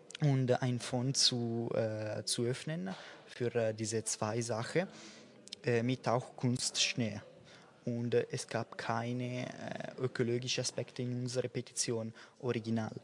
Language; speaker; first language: German; non-native, local second language; Italian